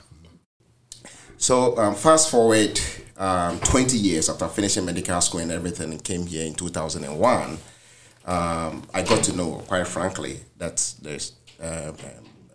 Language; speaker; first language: English; non-native, local second language; Akan